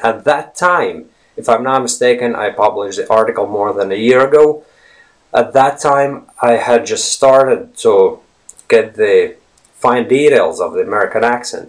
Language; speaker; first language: English; non-native, fluent; Latvian